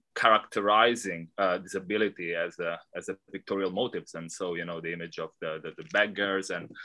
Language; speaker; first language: English; non-native, fluent; Italian